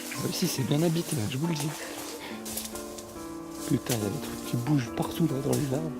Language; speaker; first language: French; native; French